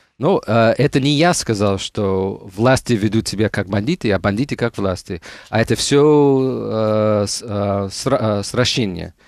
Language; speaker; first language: Russian; non-native, fluent; English